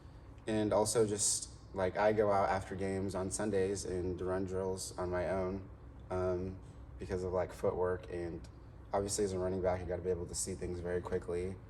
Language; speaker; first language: English; native; English